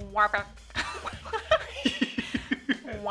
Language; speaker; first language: Indonesian; non-native, learner; English